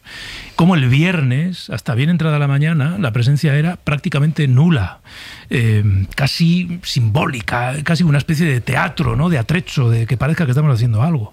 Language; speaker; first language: Spanish; native; Spanish